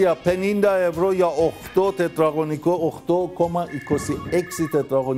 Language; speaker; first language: Greek; non-native, fluent; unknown